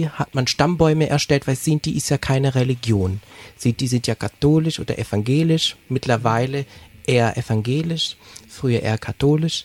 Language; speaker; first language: German; native; German